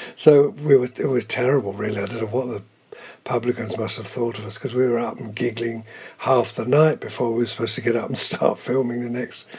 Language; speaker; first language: English; native; English